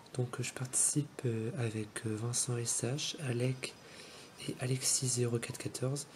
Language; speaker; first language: French; native; French